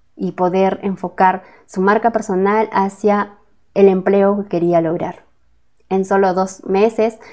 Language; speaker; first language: Spanish; native; Spanish